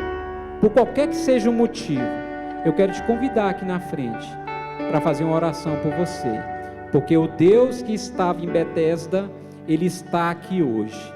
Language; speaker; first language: Portuguese; native; Portuguese